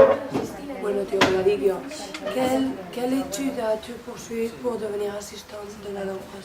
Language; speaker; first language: French; non-native, learner; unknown